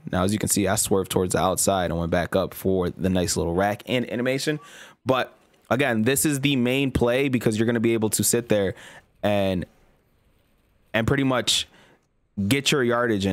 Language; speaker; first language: English; native; English